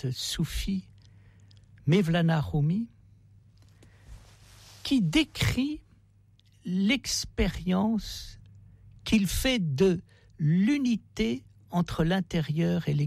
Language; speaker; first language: French; native; French